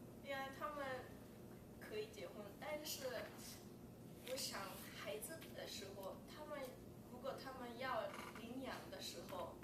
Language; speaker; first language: Chinese; non-native, learner; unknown